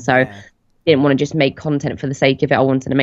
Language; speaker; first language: English; native; English